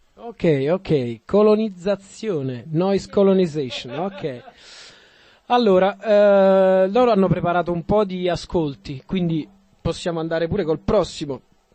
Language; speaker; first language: Italian; native; Italian